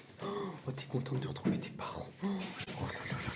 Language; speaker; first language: French; native; French